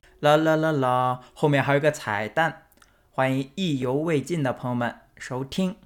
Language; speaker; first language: Chinese; native; Chinese